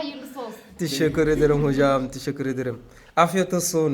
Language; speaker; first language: Turkish; non-native, learner; Arabic